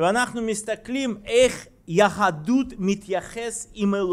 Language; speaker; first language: Hebrew; non-native, fluent; Russian